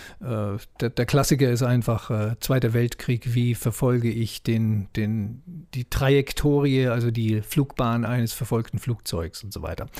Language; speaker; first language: German; native; German